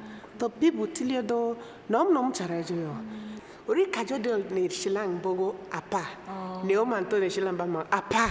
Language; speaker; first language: Korean; non-native, learner; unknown